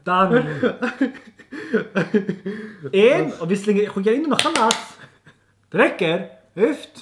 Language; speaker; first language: Swedish; native; Swedish